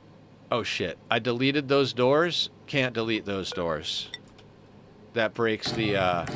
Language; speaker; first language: English; native; English